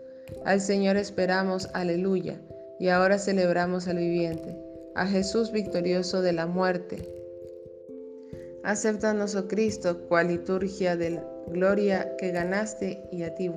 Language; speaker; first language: Spanish; native; Spanish